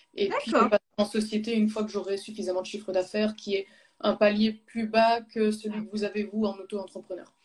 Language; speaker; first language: French; native; French